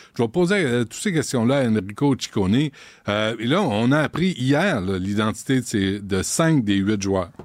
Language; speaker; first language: French; native; French